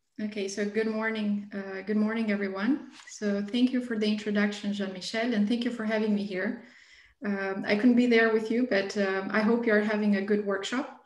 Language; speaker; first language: English; non-native, fluent; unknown